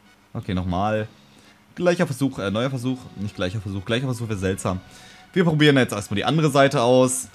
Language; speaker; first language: German; native; German